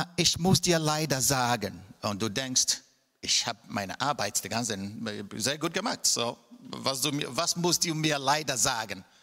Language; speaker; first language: German; non-native, fluent; Igbo